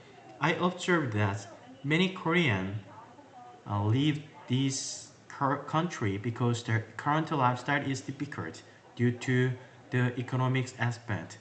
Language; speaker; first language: English; non-native, learner; Korean